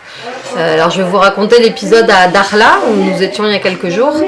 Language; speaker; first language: French; native; French